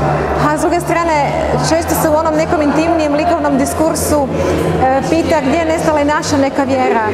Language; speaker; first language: Croatian; native; Croatian